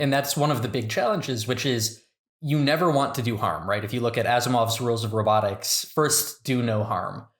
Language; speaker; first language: English; native; English